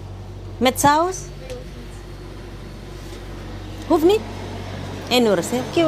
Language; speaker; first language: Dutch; non-native, fluent; Indonesian